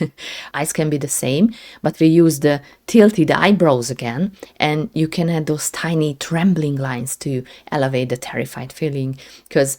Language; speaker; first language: English; non-native, fluent; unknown